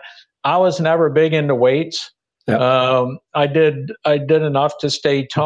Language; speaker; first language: English; native; English